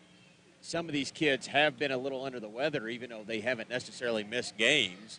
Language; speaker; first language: English; native; English